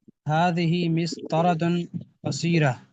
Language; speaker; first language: Arabic; non-native, learner; Urdu